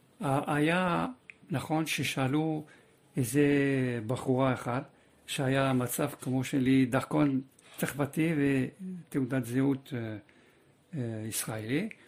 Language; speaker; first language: Hebrew; non-native, fluent; French